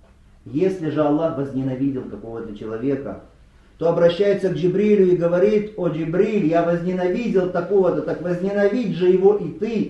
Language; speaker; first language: Russian; native; Russian